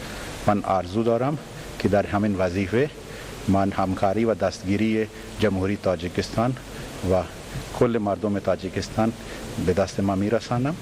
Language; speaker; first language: Persian; non-native, learner; Hindi